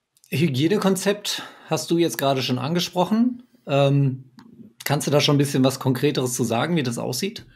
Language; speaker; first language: German; native; German